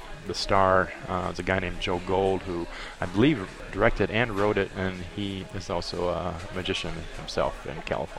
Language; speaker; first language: English; native; English